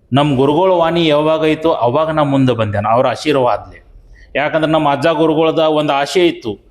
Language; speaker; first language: Kannada; native; Kannada